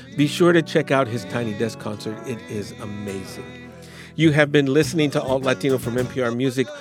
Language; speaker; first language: English; native; English